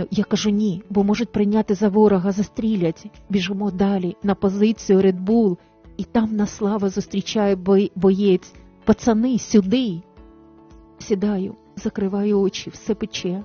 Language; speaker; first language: Ukrainian; native; Ukrainian